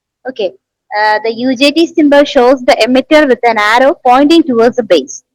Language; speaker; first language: English; non-native, local second language; Malayalam